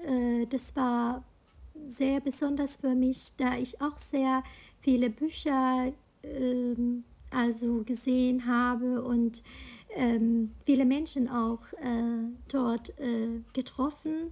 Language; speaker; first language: German; non-native, fluent; Arabic